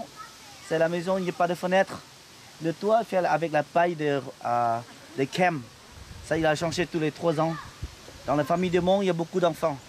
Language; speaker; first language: French; non-native, learner; Lao